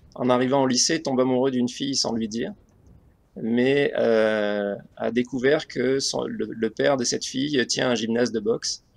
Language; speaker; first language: French; native; French